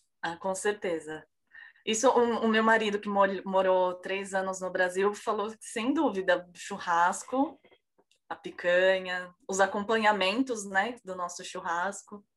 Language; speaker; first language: Portuguese; native; Portuguese